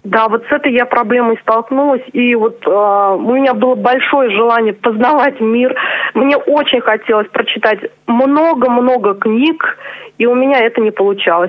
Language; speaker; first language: Russian; non-native, local second language; Chuvash